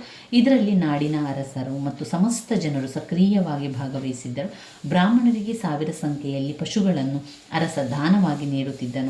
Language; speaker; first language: Kannada; native; Kannada